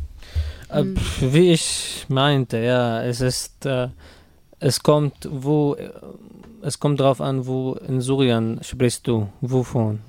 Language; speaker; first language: German; non-native, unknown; Arabic